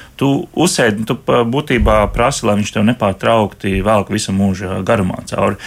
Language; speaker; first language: Latvian; native; Latvian